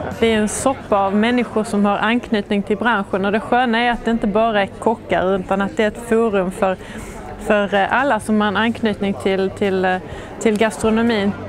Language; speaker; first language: Swedish; native; Swedish